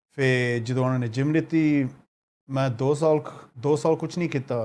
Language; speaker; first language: Punjabi; early bilingual, other home language; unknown